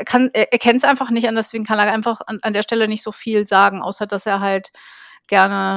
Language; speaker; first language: German; native; German